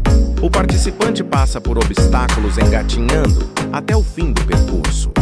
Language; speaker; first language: Portuguese; native; Portuguese